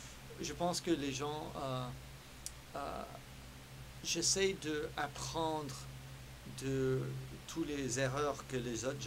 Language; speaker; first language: French; early bilingual, heritage; French